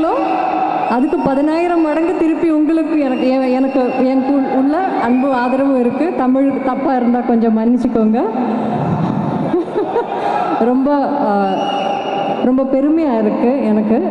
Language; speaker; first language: Tamil; non-native, fluent; Malayalam